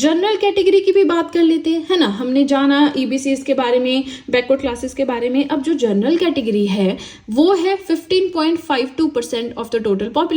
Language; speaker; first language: Hindi; native; Hindi